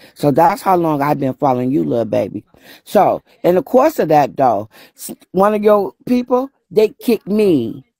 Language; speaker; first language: English; native; English